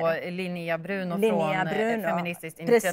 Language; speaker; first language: Swedish; native; Swedish